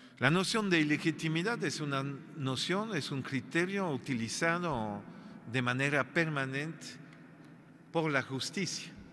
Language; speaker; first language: Spanish; non-native, fluent; French